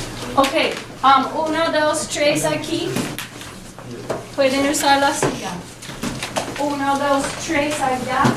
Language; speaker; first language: Spanish; non-native, fluent; English